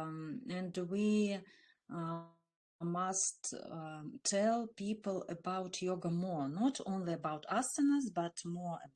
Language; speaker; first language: English; non-native, learner; Russian